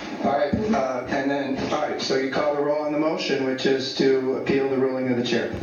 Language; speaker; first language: English; native; English